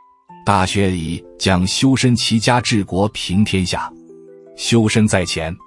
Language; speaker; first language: Chinese; native; Chinese